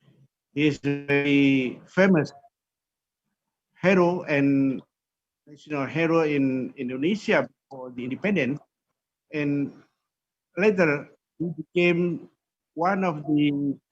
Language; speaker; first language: English; non-native, fluent; Indonesian